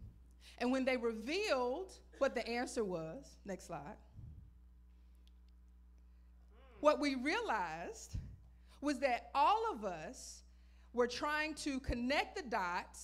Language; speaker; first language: English; native; English